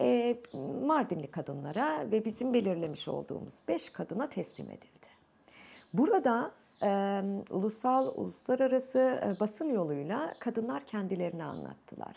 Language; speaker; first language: Turkish; native; Turkish